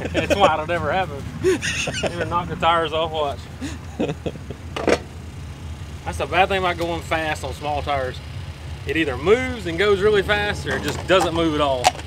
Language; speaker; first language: English; native; English